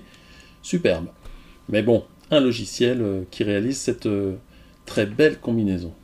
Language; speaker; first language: French; native; French